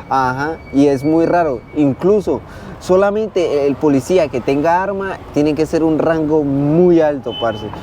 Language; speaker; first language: Spanish; native; Spanish